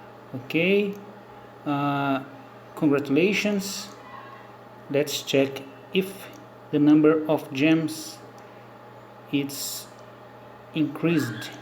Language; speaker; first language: English; non-native, learner; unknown